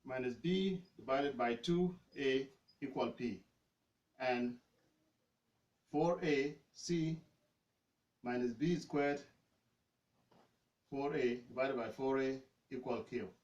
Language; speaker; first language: English; non-native, fluent; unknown